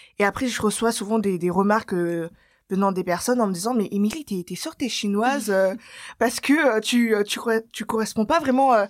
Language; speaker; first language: French; early bilingual, other home language; Chinese